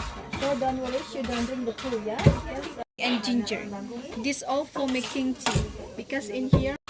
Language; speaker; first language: English; non-native, fluent; Indonesian